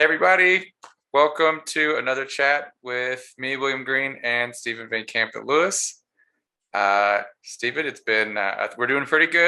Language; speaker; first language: English; native; English